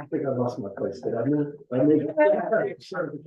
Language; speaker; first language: English; native; English